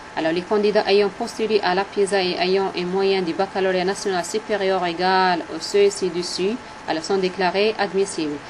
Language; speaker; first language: French; non-native, local second language; Arabic